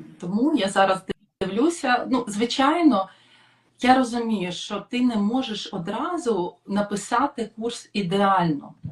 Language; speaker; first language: Ukrainian; non-native, local second language; Russian